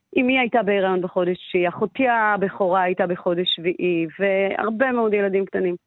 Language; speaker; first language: Hebrew; early bilingual, other home language; Amharic